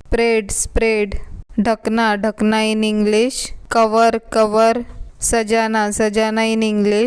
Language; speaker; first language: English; non-native, local second language; Hindi